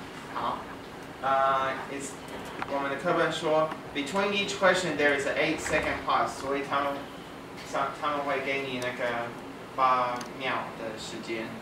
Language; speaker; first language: Chinese; non-native, fluent; English